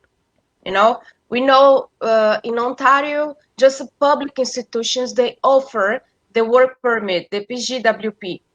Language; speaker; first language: English; non-native, fluent; Portuguese